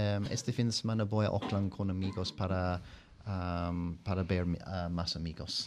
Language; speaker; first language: Spanish; non-native, fluent; English